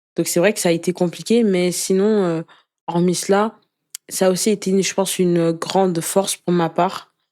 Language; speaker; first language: French; early bilingual, other home language; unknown